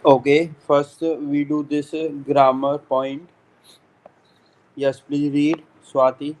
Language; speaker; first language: English; non-native, local second language; Hindi